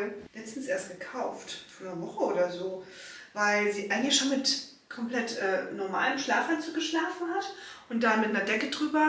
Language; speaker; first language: German; native; German